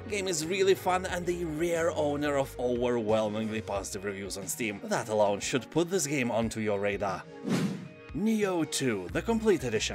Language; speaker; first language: English; non-native, fluent; Lithuanian